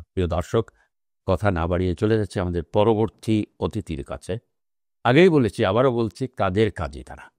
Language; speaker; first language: Bangla; native; Bangla